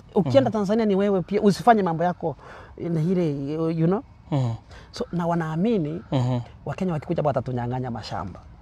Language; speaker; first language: Swahili; non-native, local second language; Gusii